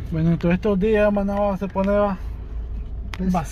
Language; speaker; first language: Spanish; native; Spanish